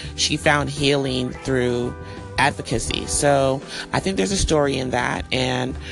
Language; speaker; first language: English; early bilingual, other home language; German